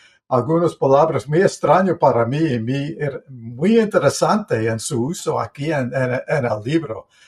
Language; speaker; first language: Spanish; non-native, learner; English